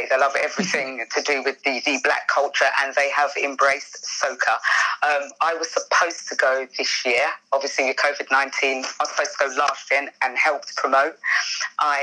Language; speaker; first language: English; native; English